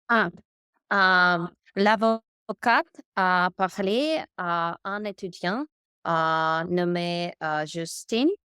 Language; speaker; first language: French; non-native, learner; English